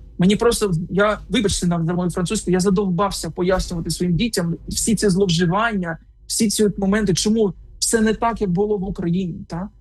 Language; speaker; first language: Ukrainian; native; Ukrainian